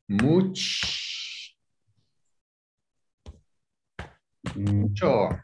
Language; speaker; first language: Spanish; non-native, fluent; English